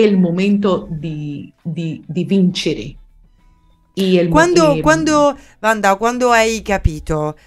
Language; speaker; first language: Italian; non-native, learner; Spanish